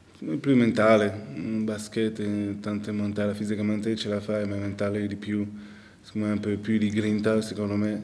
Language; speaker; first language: Italian; non-native, local second language; French